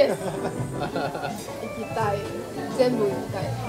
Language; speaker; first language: Japanese; non-native, learner; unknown